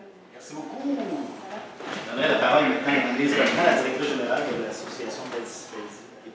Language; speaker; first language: French; native; French